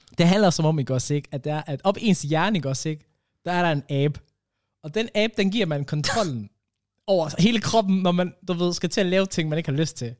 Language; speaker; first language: Danish; early bilingual, other home language; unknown